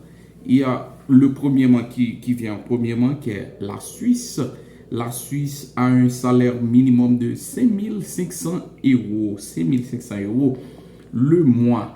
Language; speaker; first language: French; non-native, local second language; Haitian Creole